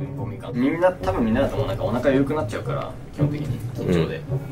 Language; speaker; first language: Japanese; native; Japanese